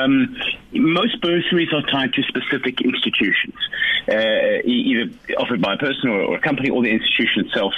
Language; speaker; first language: English; native; English